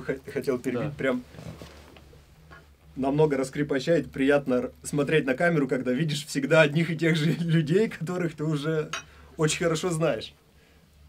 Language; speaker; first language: Russian; native; Russian